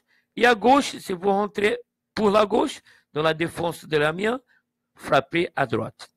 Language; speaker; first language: French; non-native, fluent; Portuguese